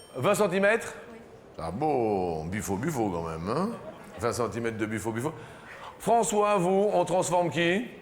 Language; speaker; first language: French; native; French